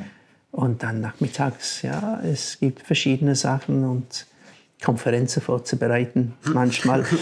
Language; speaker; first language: German; non-native, fluent; English